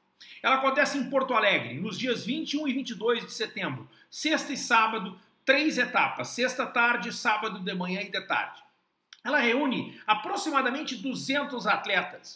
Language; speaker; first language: Portuguese; native; Portuguese